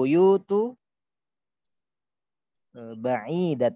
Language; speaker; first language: Arabic; non-native, learner; Indonesian